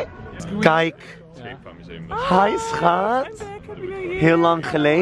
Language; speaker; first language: Dutch; non-native, learner; English